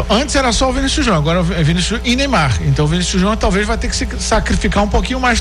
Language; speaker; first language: Portuguese; native; Portuguese